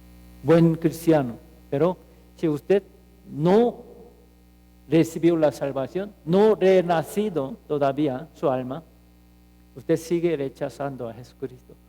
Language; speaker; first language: Spanish; non-native, fluent; Korean